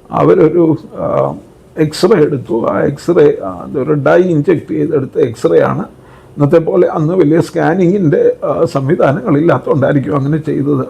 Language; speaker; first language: Malayalam; native; Malayalam